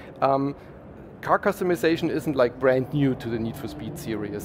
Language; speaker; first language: English; non-native, fluent; German